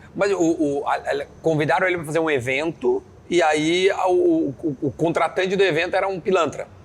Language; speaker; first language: Portuguese; native; Portuguese